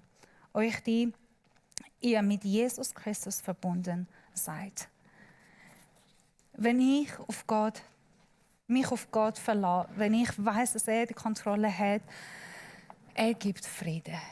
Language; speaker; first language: German; non-native, learner; Persian